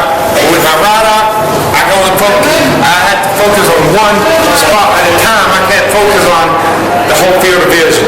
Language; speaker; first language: English; native; English